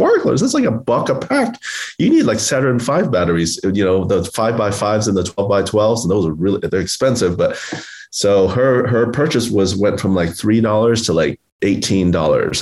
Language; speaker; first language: English; native; English